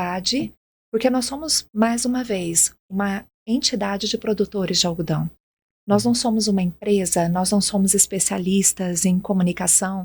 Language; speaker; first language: Portuguese; native; Portuguese